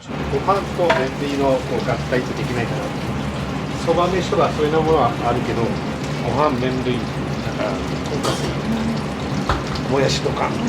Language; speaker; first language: Japanese; native; Japanese